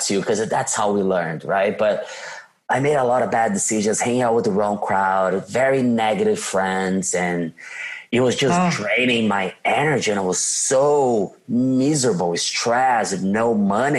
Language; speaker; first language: English; non-native, fluent; Portuguese